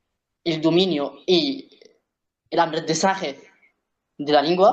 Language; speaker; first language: Spanish; non-native, learner; Arabic